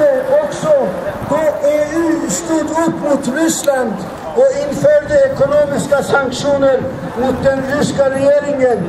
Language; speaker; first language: Swedish; non-native, fluent; Azerbaijani